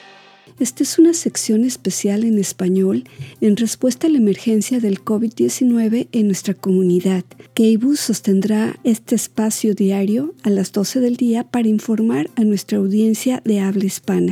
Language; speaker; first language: Spanish; native; Spanish